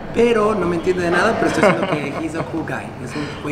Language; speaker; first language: Spanish; native; Spanish